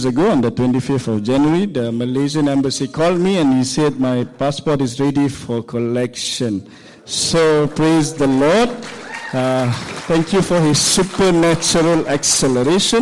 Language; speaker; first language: English; non-native, local second language; Malay